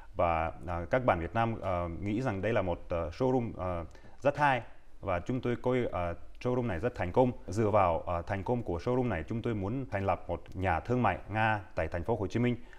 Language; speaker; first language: Vietnamese; non-native, fluent; Russian